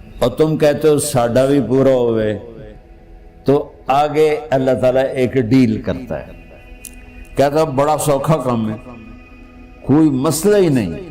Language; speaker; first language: Urdu; non-native, local second language; Punjabi